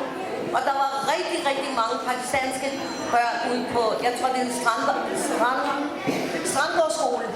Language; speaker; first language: Danish; early bilingual, other home language; Urdu